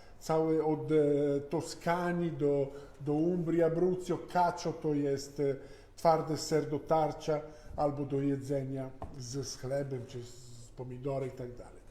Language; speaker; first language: Polish; non-native, fluent; Italian